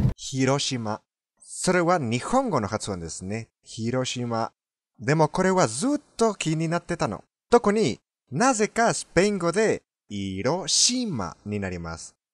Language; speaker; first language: Japanese; non-native, fluent; Spanish